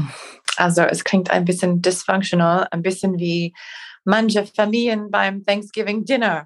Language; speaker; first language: German; non-native, fluent; English